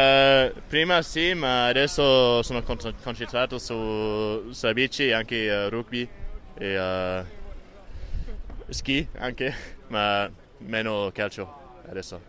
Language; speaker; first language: Italian; non-native, learner; English